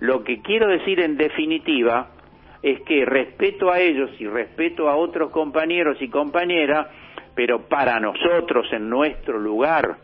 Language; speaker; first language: Spanish; native; Spanish